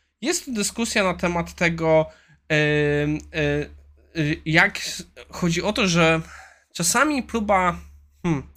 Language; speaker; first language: Polish; native; Polish